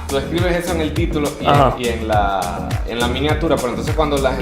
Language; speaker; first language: Spanish; native; Spanish